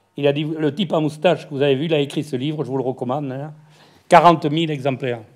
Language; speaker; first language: French; native; French